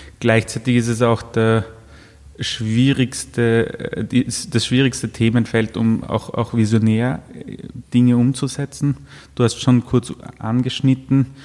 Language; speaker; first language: German; native; German